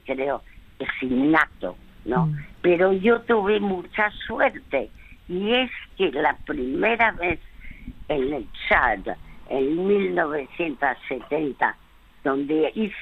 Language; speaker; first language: Spanish; early bilingual, other home language; French